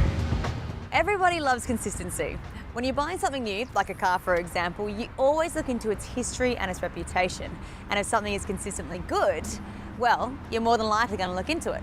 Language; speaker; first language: English; native; English